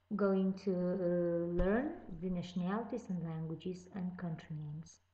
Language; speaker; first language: English; non-native, fluent; Lithuanian